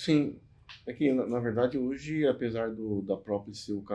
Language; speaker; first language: Portuguese; native; Portuguese